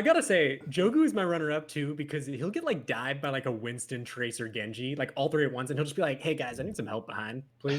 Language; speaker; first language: English; native; English